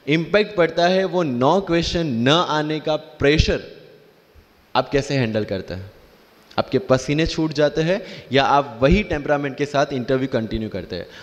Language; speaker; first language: Hindi; non-native, local second language; Gujarati